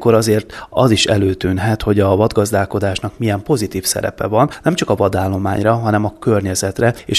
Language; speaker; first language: Hungarian; native; Hungarian